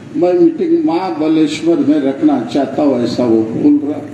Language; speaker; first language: Hindi; non-native, local second language; Marathi